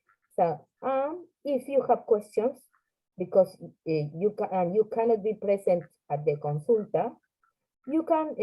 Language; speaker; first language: English; non-native, fluent; Spanish